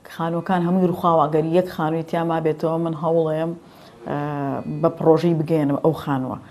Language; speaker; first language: Central Kurdish; native; Central Kurdish